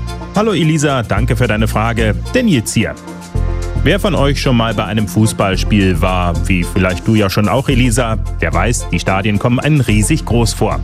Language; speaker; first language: German; native; German